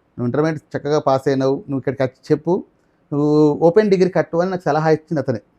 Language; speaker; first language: Telugu; non-native, local second language; Marathi